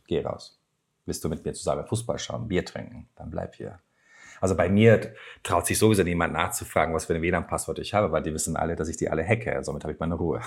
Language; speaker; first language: German; non-native, fluent; Turkish